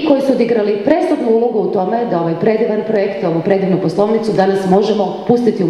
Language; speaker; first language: Croatian; native; Croatian